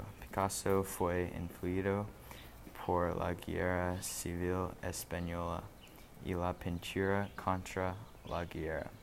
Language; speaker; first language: Spanish; non-native, learner; English